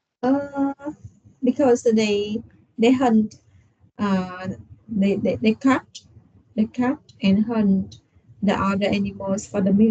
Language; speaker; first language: English; non-native, learner; Vietnamese